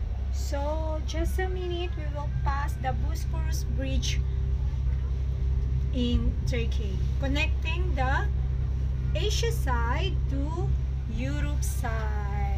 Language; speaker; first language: English; non-native, local second language; Filipino